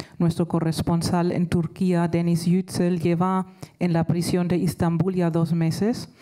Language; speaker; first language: Spanish; non-native, fluent; German